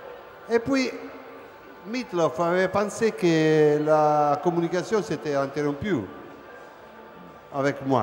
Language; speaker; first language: French; non-native, fluent; Italian